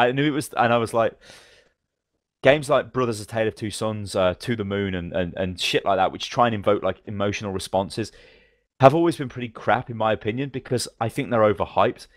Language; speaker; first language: English; native; English